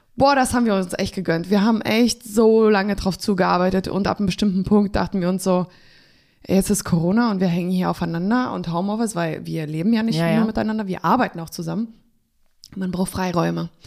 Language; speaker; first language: German; early bilingual, other home language; Polish